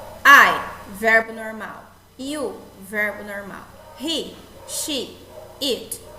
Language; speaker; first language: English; non-native, fluent; Portuguese